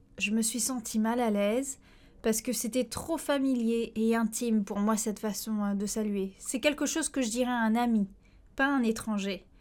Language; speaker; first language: French; native; French